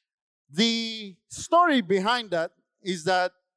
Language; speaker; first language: English; non-native, local second language; Filipino